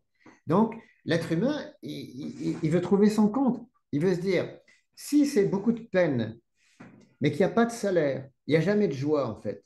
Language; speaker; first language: French; native; French